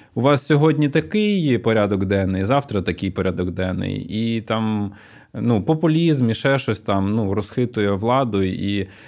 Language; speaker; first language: Ukrainian; native; Ukrainian